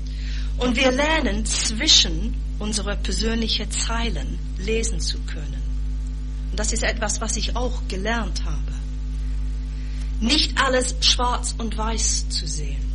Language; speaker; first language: German; non-native, fluent; English